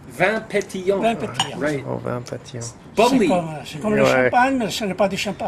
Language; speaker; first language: French; non-native, fluent; Italian